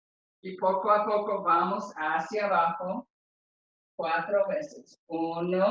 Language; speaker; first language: Spanish; non-native, fluent; English